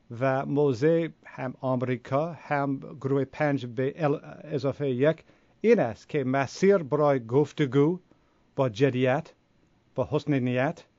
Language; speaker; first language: Persian; non-native, fluent; English